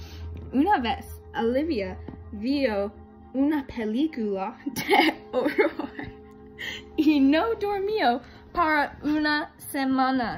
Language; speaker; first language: Spanish; non-native, learner; English